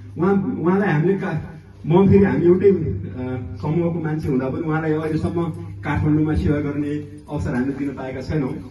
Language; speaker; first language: Nepali; non-native, local second language; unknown